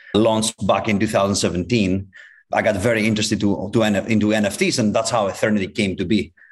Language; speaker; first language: English; non-native, fluent; Greek